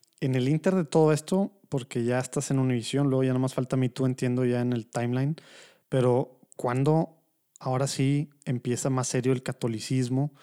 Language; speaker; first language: Spanish; native; Spanish